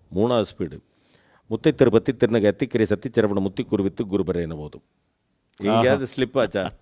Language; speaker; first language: Tamil; native; Tamil